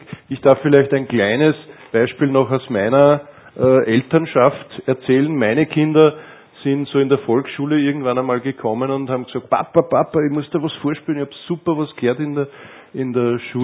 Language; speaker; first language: German; native; German